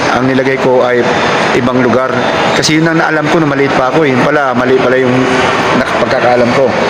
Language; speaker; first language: Filipino; non-native, local second language; Cebuano